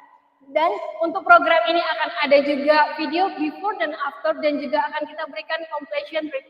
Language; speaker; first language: Indonesian; native; Indonesian